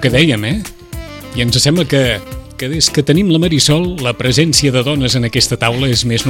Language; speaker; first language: Catalan; native; Catalan